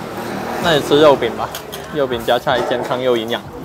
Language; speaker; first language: Chinese; native; Chinese